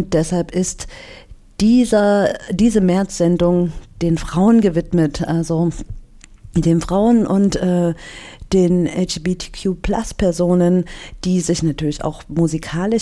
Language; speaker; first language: German; native; German